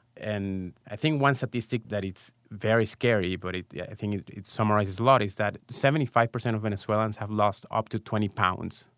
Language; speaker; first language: English; non-native, fluent; Spanish